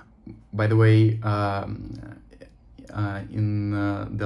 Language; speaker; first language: English; non-native, learner; Russian